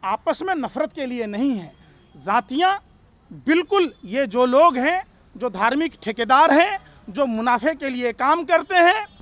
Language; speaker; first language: Hindi; native; Hindi